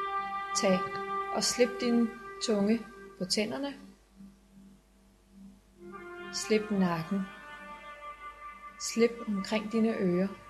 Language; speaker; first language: Danish; native; Danish